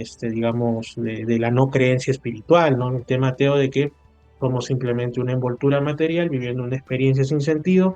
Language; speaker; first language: Spanish; native; Spanish